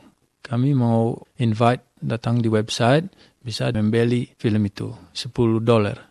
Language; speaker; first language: Indonesian; non-native, fluent; English